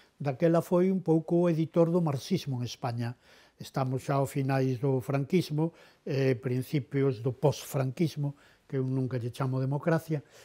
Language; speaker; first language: Galician; non-native, local second language; Spanish